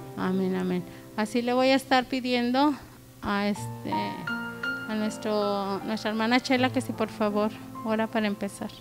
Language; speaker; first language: Spanish; native; Spanish